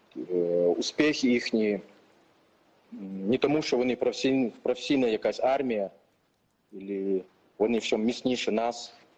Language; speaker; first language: Ukrainian; non-native, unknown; Chechen